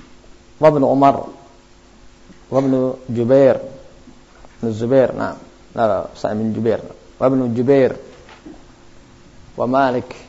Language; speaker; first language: Arabic; non-native, fluent; Indonesian